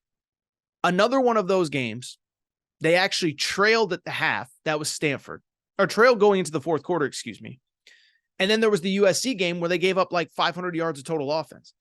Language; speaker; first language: English; native; English